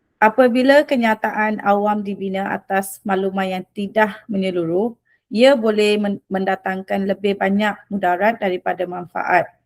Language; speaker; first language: Malay; early bilingual, other home language; Rohingya